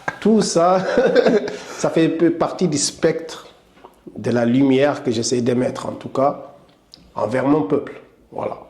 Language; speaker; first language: French; non-native, local second language; Wolof